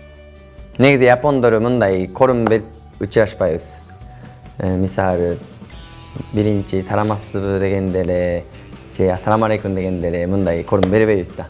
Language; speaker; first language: Kyrgyz; non-native, learner; Japanese